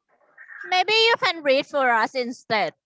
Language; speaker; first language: English; non-native, fluent; Thai